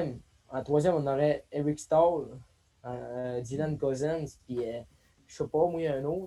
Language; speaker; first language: French; native; French